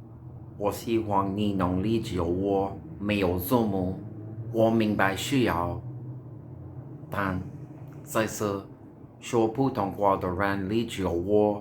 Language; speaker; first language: Chinese; non-native, learner; English